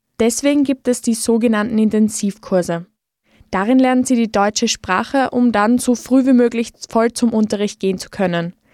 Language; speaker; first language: German; native; German